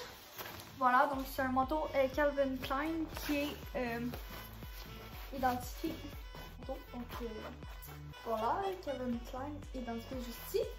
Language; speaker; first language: French; native; French